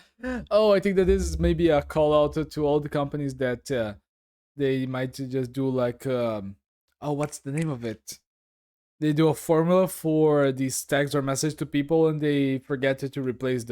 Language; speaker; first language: English; non-native, fluent; Portuguese